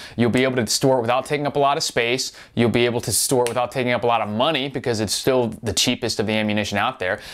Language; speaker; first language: English; native; English